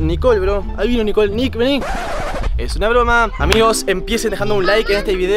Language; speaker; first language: Spanish; native; Spanish